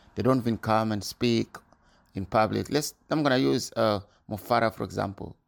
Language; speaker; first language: English; non-native, local second language; North Ndebele